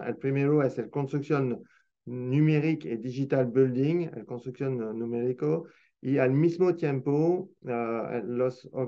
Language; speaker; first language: Spanish; non-native, fluent; French